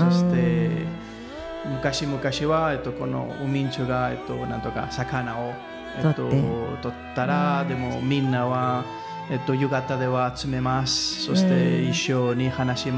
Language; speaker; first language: Japanese; non-native, learner; Catalan